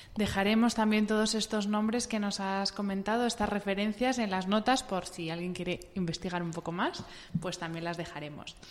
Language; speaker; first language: Spanish; native; Spanish